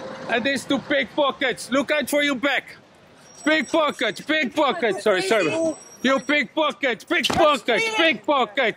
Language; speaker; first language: English; non-native, learner; Dutch